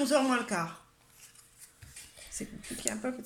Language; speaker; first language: French; native; French